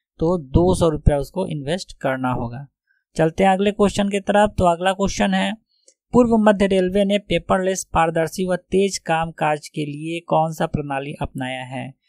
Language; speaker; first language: Hindi; native; Hindi